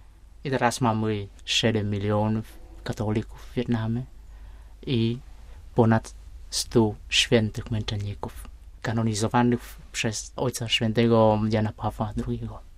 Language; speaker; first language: Polish; non-native, fluent; Vietnamese